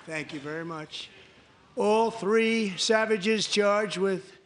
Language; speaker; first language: English; native; English